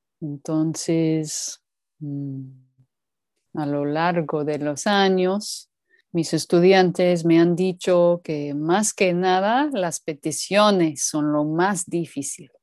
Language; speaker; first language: Spanish; non-native, learner; English